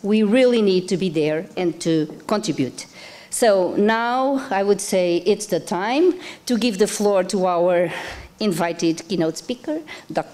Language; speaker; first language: English; non-native, fluent; Portuguese